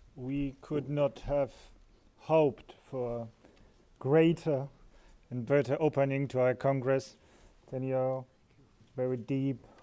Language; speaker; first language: English; non-native, fluent; Polish